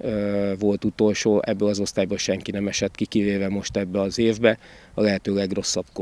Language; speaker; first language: Hungarian; native; Hungarian